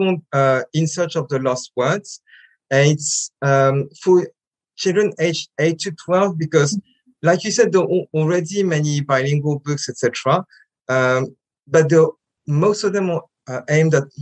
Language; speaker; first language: English; non-native, fluent; French